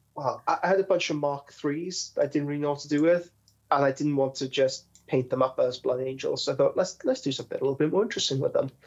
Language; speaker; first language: English; native; English